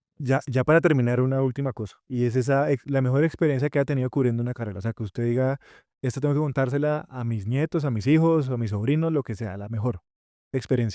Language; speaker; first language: Spanish; native; Spanish